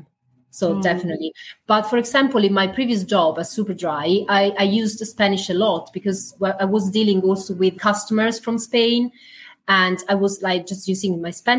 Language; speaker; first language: English; non-native, fluent; Italian